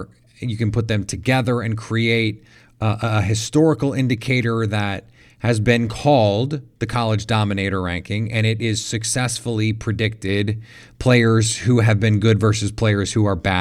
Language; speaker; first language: English; native; English